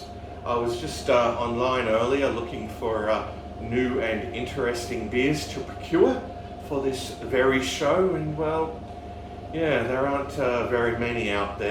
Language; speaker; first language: English; native; English